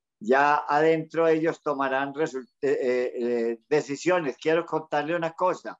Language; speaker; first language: Spanish; native; Spanish